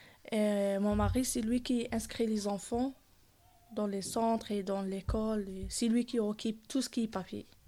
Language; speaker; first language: French; non-native, learner; Arabic